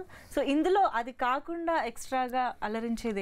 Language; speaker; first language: Telugu; native; Telugu